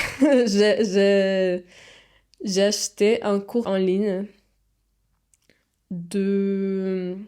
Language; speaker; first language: French; non-native, fluent; Portuguese